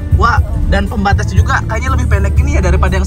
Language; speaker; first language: Indonesian; native; Indonesian